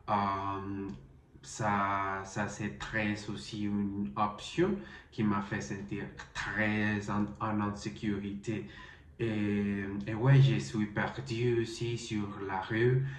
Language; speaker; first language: French; non-native, learner; Spanish